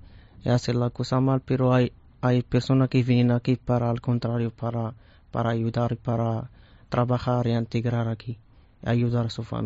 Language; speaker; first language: Spanish; non-native, learner; Arabic